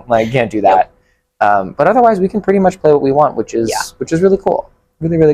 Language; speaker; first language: English; native; English